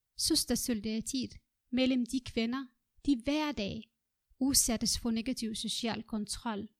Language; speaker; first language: Danish; non-native, fluent; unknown